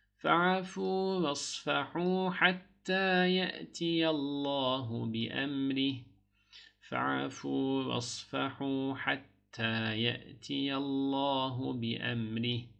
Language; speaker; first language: Arabic; non-native, fluent; Turkish